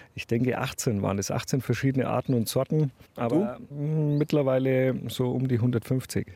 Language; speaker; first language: German; native; German